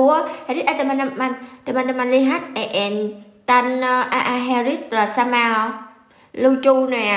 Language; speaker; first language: Indonesian; non-native, learner; Vietnamese